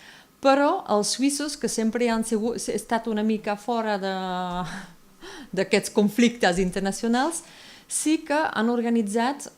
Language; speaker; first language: Catalan; non-native, fluent; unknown